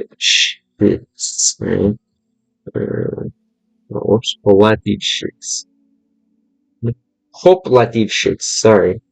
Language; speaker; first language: Russian; non-native, learner; English